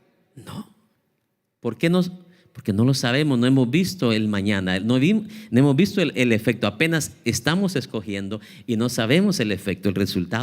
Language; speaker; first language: Spanish; native; Spanish